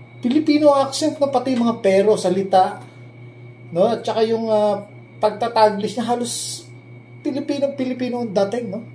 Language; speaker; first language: Filipino; native; Filipino